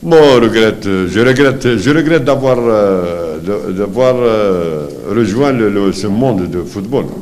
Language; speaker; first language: French; non-native, local second language; Arabic